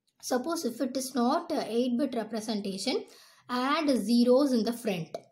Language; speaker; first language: English; non-native, local second language; Tamil